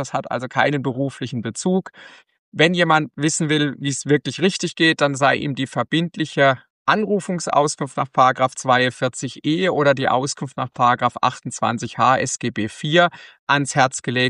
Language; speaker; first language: German; native; German